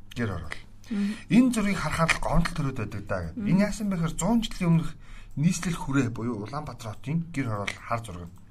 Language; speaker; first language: Mongolian; native; Mongolian